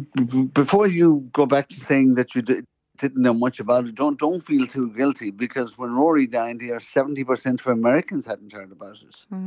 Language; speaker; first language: English; native; English